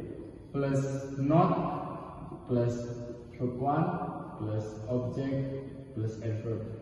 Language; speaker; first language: English; non-native, learner; Indonesian